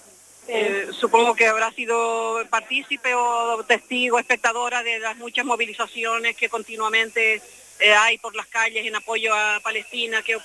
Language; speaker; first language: Spanish; native; Spanish